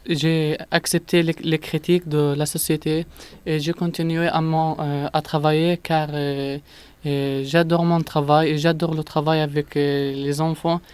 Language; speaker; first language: French; non-native, learner; Arabic